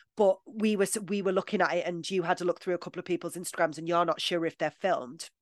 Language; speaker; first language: English; native; English